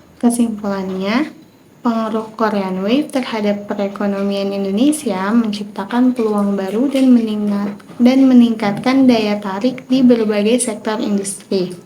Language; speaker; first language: Indonesian; native; Indonesian